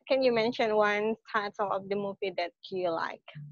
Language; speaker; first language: English; non-native, fluent; Indonesian